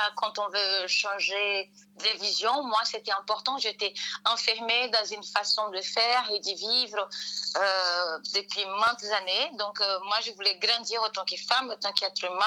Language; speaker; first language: French; non-native, fluent; Portuguese